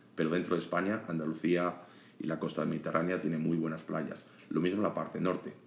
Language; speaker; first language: Spanish; native; Spanish